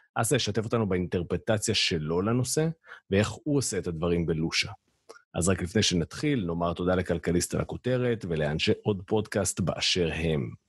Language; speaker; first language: Hebrew; native; Hebrew